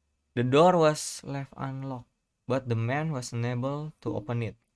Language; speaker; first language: English; non-native, learner; Indonesian